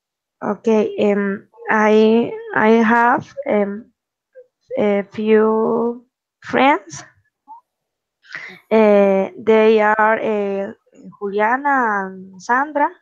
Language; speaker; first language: English; non-native, learner; Spanish